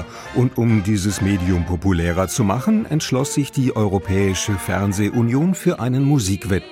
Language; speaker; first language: German; native; German